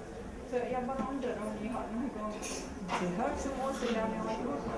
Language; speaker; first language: Swedish; non-native, local second language; Kurdish